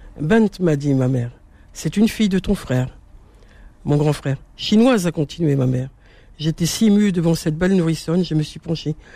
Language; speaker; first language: French; native; French